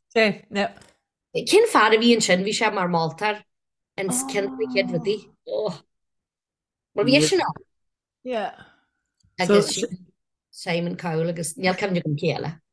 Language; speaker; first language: Irish; native; Irish